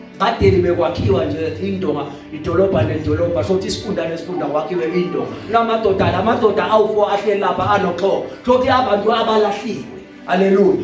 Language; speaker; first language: Zulu; non-native, local second language; Swati